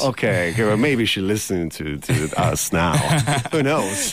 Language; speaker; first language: English; non-native, fluent; Italian